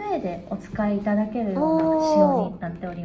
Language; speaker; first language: Japanese; native; Japanese